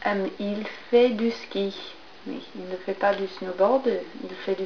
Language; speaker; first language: French; non-native, fluent; English